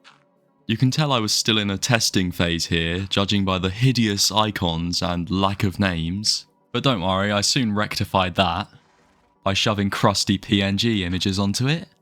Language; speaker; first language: English; native; English